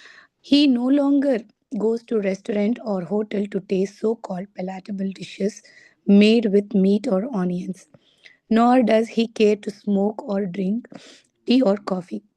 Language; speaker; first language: English; non-native, fluent; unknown